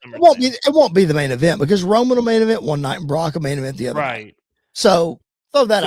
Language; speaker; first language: English; native; English